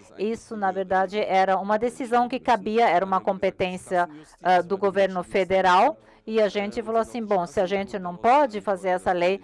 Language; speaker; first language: Portuguese; non-native, learner; German